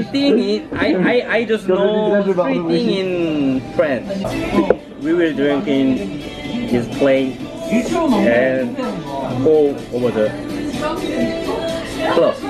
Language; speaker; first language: English; non-native, learner; Korean